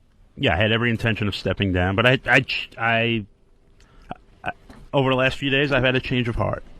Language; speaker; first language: English; native; English